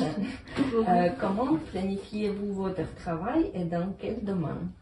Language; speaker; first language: French; non-native, learner; Ukrainian